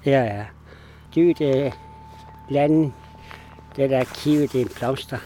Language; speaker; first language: Danish; non-native, learner; Kalaallisut